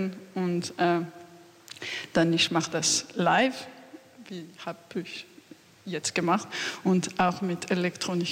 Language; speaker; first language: German; non-native, fluent; French